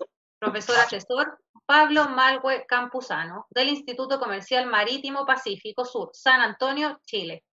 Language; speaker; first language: Spanish; native; Spanish